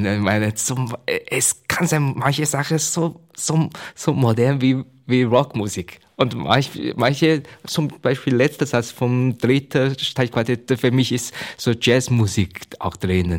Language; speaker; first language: German; non-native, fluent; Chinese